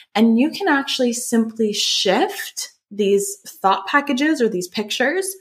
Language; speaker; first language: English; native; English